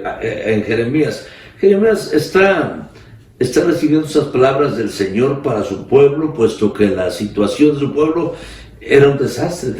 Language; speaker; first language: Spanish; native; Spanish